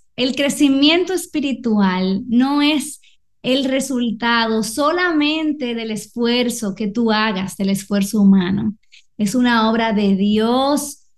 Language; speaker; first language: Spanish; native; Spanish